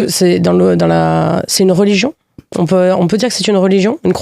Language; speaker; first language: French; native; French